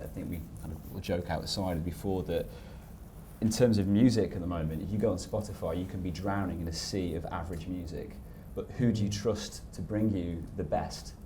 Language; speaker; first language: English; native; English